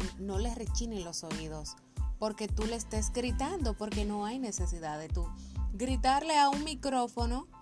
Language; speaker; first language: Spanish; native; Spanish